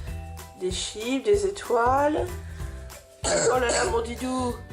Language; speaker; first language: French; native; French